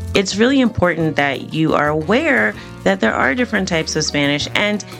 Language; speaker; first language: English; native; English